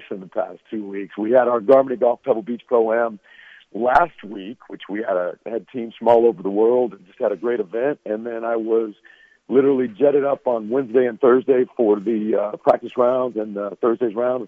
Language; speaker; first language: English; native; English